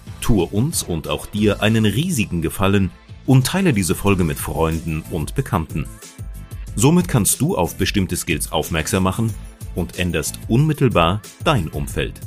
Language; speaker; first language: German; native; German